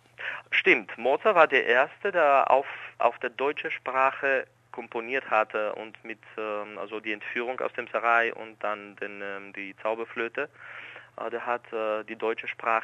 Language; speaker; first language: German; non-native, fluent; Greek